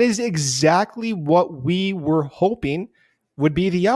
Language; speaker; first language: English; native; English